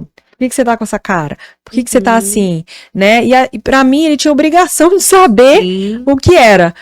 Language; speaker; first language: Portuguese; native; Portuguese